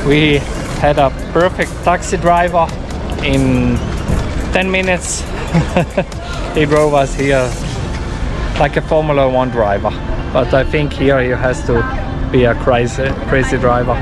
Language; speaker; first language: English; non-native, fluent; German